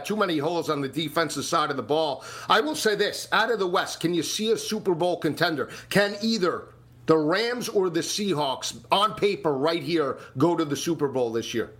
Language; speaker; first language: English; native; English